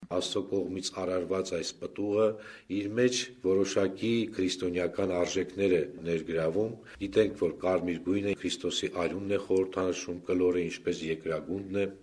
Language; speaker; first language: Armenian; native; Armenian